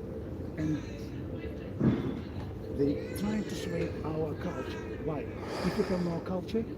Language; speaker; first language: English; non-native, learner; Ukrainian